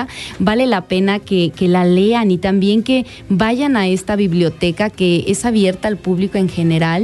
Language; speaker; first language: Spanish; native; Spanish